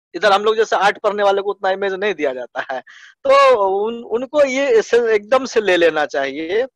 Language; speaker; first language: Hindi; native; Hindi